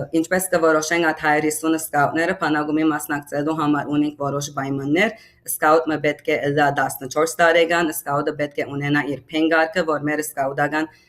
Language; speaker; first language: Armenian; early bilingual, heritage; Armenian